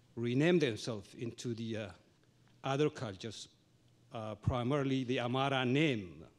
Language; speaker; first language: English; non-native, fluent; Oromo